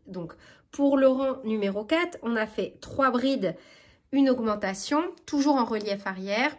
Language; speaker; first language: French; native; French